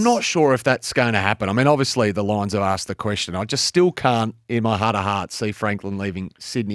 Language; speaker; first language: English; native; English